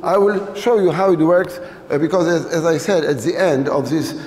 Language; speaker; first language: English; non-native, fluent; Polish